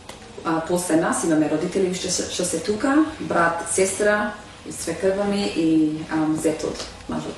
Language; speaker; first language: Macedonian; early bilingual, heritage; Macedonian